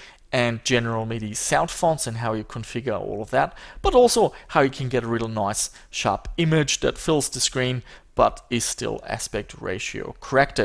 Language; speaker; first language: English; native; English